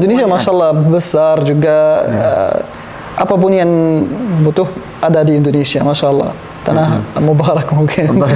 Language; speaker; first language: Indonesian; non-native, learner; Arabic